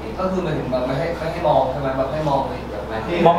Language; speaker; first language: Thai; native; Thai